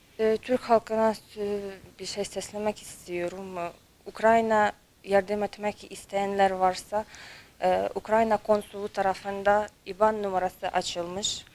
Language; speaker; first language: Turkish; non-native, fluent; Ukrainian